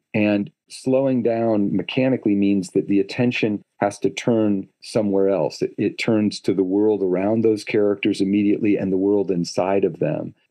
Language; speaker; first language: English; native; English